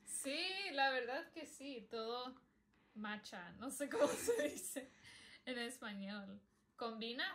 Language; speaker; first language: Spanish; early bilingual, other home language; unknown